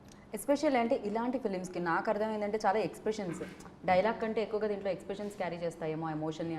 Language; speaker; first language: Telugu; native; Telugu